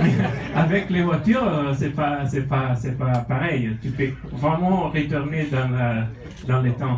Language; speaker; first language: French; non-native, fluent; Italian